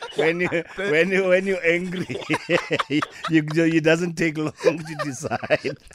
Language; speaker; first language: English; non-native, local second language; Tswana